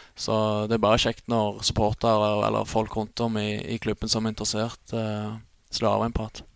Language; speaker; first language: Norwegian; native; Norwegian